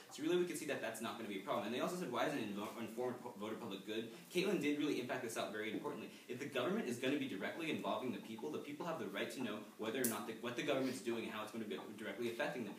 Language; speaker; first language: English; native; English